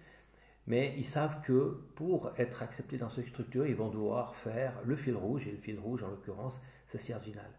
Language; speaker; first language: French; native; French